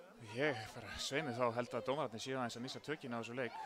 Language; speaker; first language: Icelandic; native; Icelandic